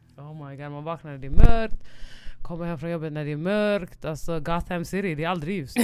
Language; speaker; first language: Swedish; early bilingual, other home language; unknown